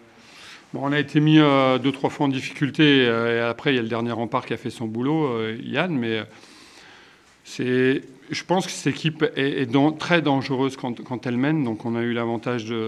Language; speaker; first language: French; native; French